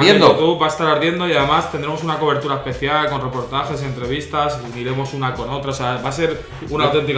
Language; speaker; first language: Spanish; native; Spanish